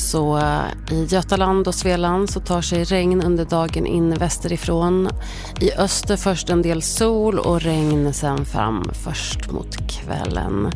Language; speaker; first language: Swedish; native; Swedish